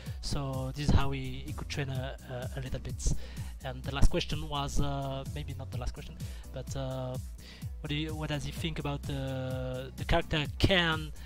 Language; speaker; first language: English; non-native, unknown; French